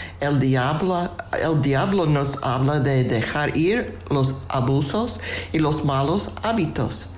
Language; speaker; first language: Spanish; non-native, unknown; English